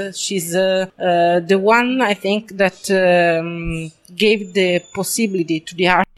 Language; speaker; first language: English; non-native, learner; Italian